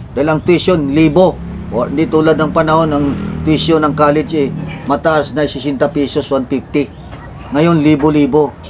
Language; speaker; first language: Filipino; non-native, local second language; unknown